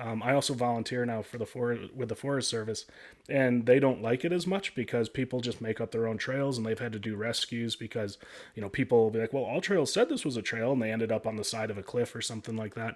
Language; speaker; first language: English; native; English